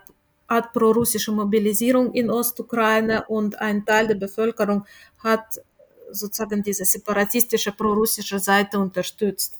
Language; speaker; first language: German; non-native, fluent; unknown